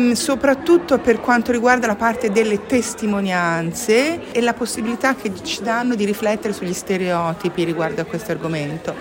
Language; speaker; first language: Italian; native; Italian